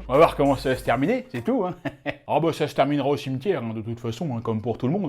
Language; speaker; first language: French; native; French